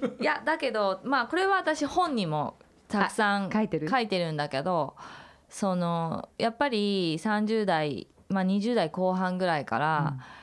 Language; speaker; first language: Japanese; native; Japanese